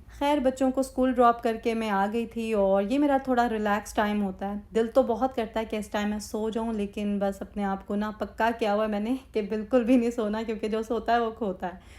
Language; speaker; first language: Urdu; native; Urdu